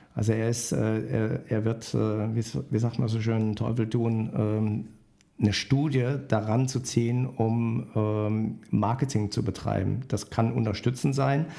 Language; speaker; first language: German; native; German